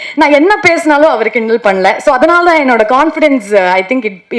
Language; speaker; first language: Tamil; non-native, learner; Kannada